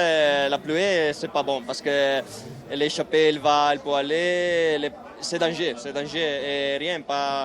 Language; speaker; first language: French; non-native, learner; Italian